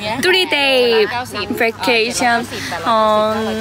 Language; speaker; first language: English; non-native, learner; Thai